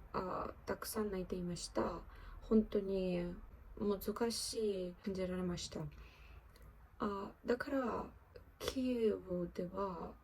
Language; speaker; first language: Japanese; non-native, learner; Ukrainian